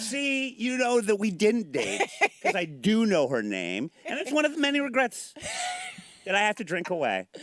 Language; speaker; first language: English; native; English